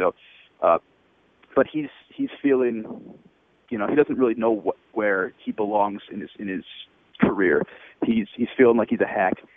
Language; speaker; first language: English; native; English